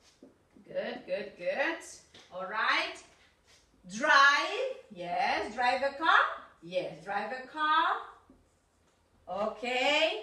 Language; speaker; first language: English; non-native, fluent; Spanish